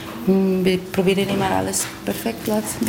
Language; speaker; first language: German; non-native, learner; Portuguese